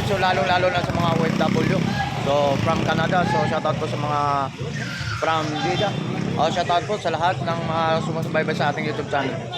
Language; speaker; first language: Filipino; native; Filipino